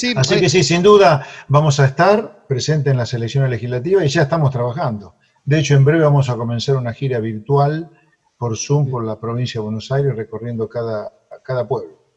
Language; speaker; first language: Spanish; native; Spanish